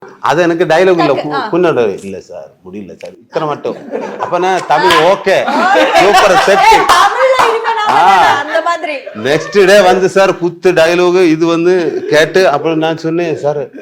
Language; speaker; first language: Tamil; non-native, learner; Malayalam